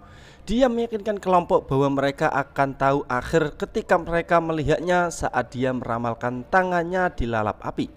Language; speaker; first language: Indonesian; native; Indonesian